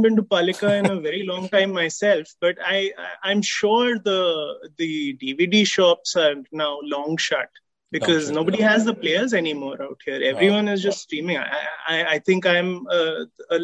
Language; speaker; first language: English; non-native, local second language; Hindi